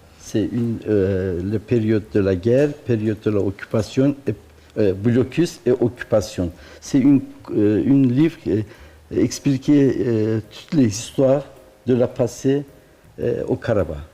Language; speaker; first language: French; non-native, learner; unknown